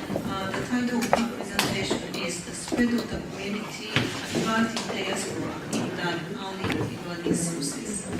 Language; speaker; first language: English; non-native, fluent; Japanese